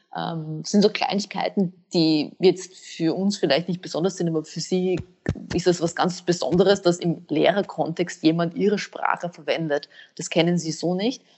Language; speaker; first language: German; early bilingual, other home language; Bosnian